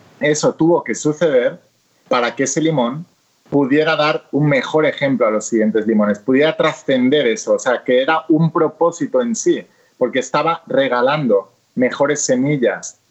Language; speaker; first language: Spanish; native; Spanish